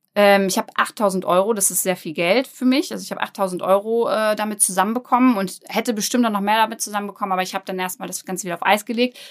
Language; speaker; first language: German; native; German